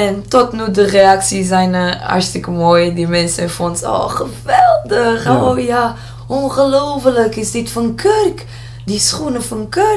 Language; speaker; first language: Dutch; non-native, learner; Portuguese